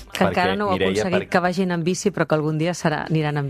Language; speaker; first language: Catalan; native; Catalan